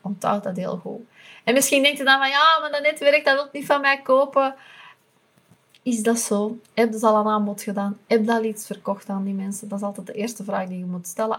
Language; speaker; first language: Dutch; native; Dutch